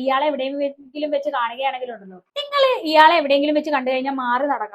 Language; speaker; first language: Malayalam; native; Malayalam